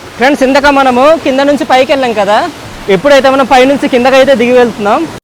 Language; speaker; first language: Telugu; native; Telugu